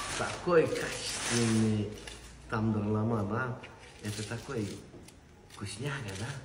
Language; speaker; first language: Russian; non-native, learner; Turkmen